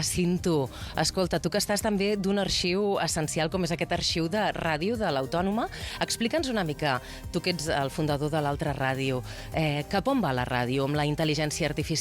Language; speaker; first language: Catalan; native; Catalan